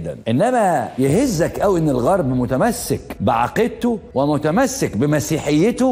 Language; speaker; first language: Arabic; native; Arabic